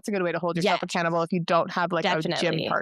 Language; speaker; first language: English; native; English